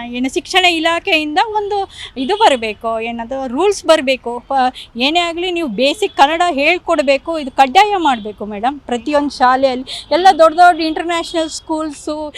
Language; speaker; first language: Kannada; native; Kannada